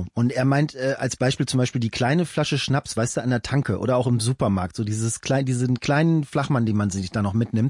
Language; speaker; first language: German; native; German